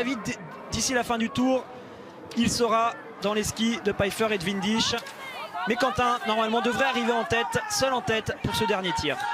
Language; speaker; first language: French; native; French